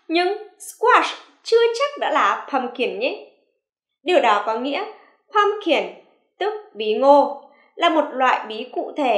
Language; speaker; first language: Vietnamese; native; Vietnamese